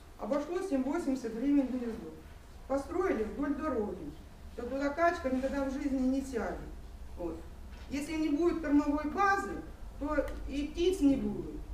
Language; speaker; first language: Russian; non-native, local second language; Ukrainian